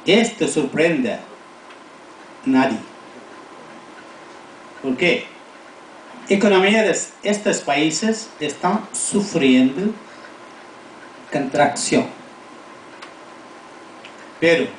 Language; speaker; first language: Spanish; non-native, fluent; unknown